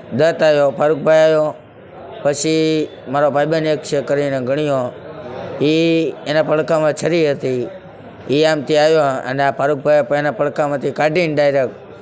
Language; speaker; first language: Gujarati; native; Gujarati